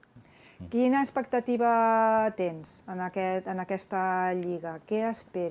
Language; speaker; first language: Catalan; native; Catalan